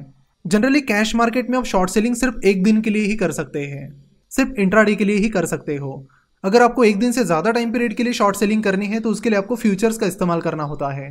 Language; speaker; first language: Hindi; non-native, local second language; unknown